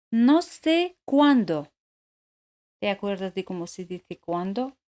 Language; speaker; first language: Spanish; non-native, fluent; French